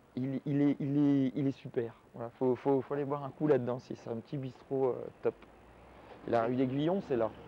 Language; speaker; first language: French; native; French